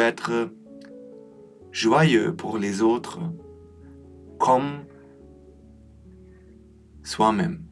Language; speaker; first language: French; non-native, learner; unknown